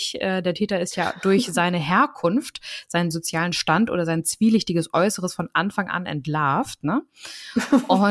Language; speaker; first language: German; native; German